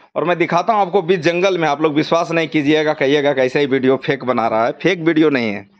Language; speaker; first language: Hindi; native; Hindi